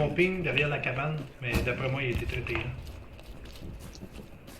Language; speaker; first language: French; native; French